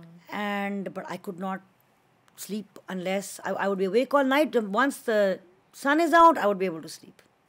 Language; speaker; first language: English; early bilingual, other home language; Hindi